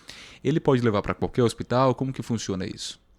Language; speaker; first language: Portuguese; native; Portuguese